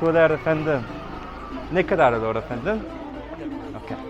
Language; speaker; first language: Turkish; non-native, learner; English